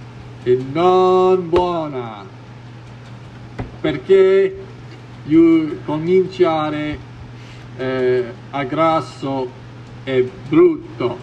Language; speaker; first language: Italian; non-native, learner; English